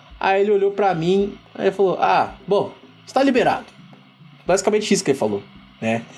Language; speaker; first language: Portuguese; early bilingual, other home language; Igbo